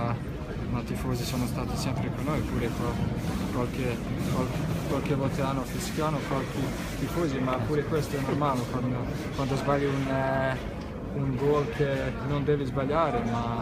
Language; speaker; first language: Italian; non-native, fluent; Bosnian